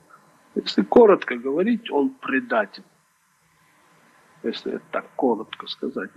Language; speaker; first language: Russian; non-native, local second language; Chechen